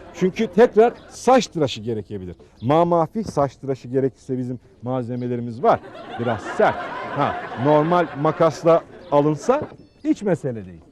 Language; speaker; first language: Turkish; native; Turkish